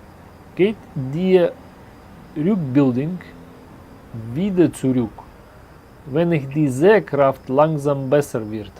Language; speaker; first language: German; non-native, learner; Russian